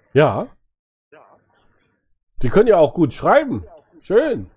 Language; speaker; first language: German; native; German